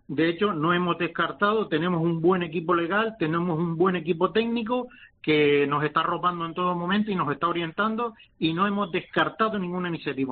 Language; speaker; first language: Spanish; native; Spanish